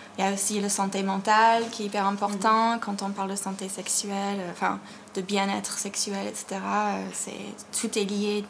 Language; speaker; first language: French; non-native, fluent; English